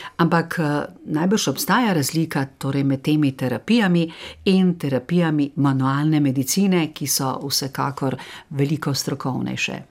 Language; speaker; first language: Slovenian; native; Slovenian